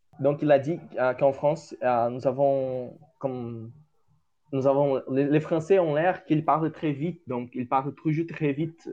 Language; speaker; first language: French; non-native, learner; Portuguese